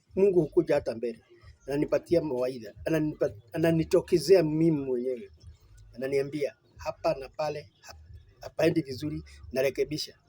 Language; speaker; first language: Swahili; non-native, local second language; Kikuyu